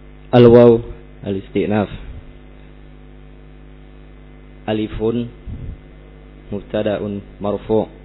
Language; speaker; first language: Arabic; non-native, learner; Indonesian